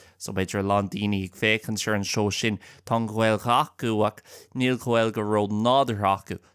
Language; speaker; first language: Irish; non-native, local second language; English